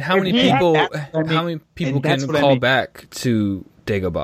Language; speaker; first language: English; native; English